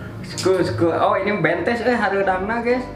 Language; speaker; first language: Indonesian; non-native, local second language; Sundanese